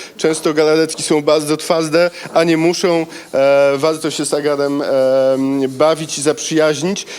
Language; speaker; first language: Polish; native; Polish